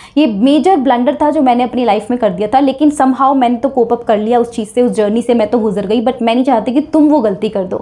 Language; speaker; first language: Hindi; native; Hindi